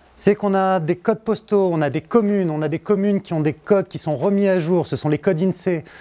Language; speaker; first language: French; native; French